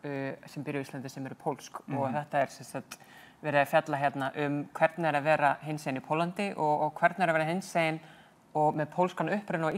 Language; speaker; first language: Icelandic; native; Icelandic